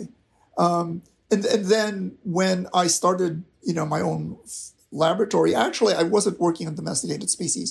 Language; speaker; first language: English; non-native, local second language; Filipino